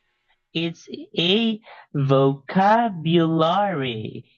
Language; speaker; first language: English; non-native, fluent; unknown